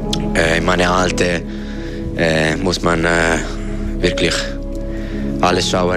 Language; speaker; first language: German; non-native, local second language; Italian